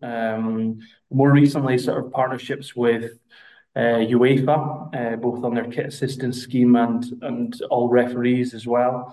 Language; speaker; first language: English; native; English